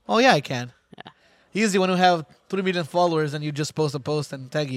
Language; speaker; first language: English; non-native, fluent; Portuguese